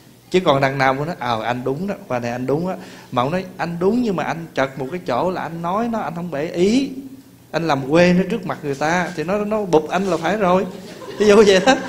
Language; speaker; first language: Vietnamese; early bilingual, heritage; Vietnamese